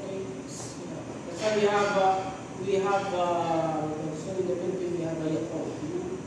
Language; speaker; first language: English; non-native, local second language; Filipino